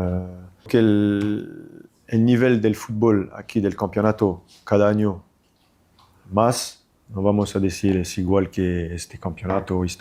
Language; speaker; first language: Spanish; non-native, fluent; French